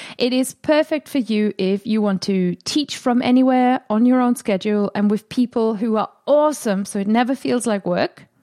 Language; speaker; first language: English; non-native, fluent; German